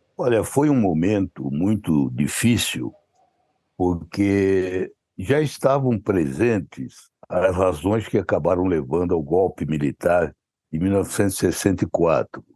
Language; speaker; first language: Portuguese; native; Portuguese